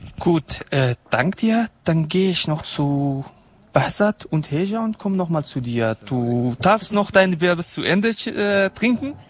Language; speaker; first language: German; non-native, fluent; Kurdish